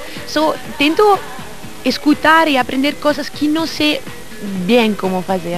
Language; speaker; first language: Portuguese; non-native, learner; Italian